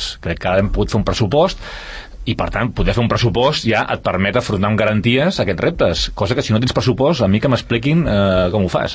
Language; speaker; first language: Catalan; native; Catalan